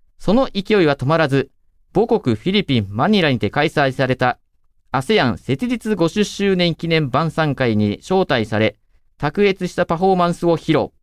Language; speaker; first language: Japanese; native; Japanese